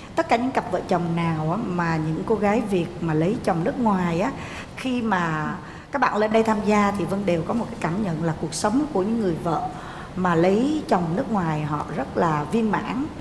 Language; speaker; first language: Vietnamese; native; Vietnamese